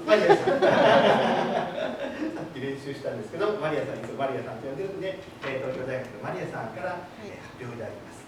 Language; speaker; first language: Japanese; native; Japanese